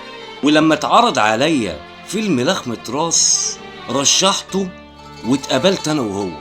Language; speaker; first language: Arabic; native; Arabic